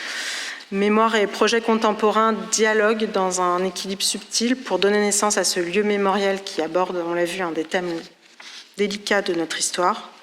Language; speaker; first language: French; native; French